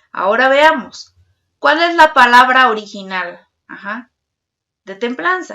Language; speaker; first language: Spanish; native; Spanish